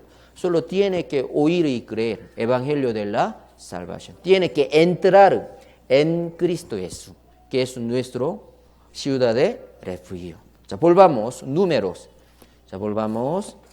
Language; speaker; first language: Spanish; non-native, learner; Korean